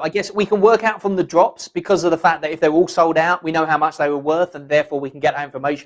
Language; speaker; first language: English; native; English